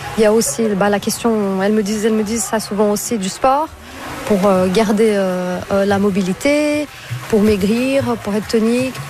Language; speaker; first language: French; non-native, fluent; Portuguese